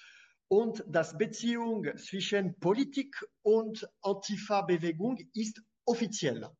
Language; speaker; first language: German; non-native, fluent; French